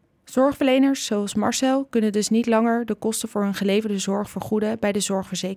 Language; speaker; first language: Dutch; native; Dutch